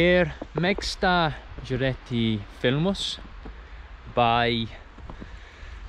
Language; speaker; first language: Lithuanian; non-native, learner; English